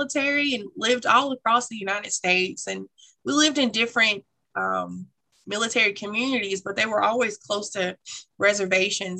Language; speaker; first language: English; native; English